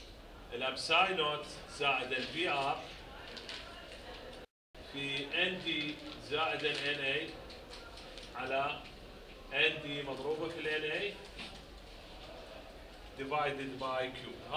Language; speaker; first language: Arabic; native; Arabic